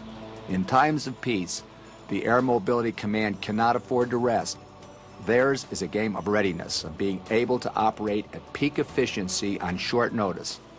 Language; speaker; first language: English; native; English